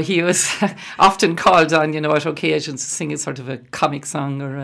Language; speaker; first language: English; native; English